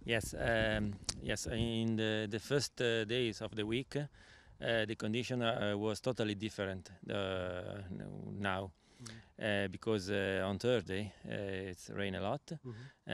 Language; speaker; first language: English; non-native, learner; Italian